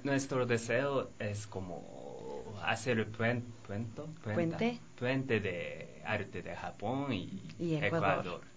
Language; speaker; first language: Spanish; non-native, learner; Japanese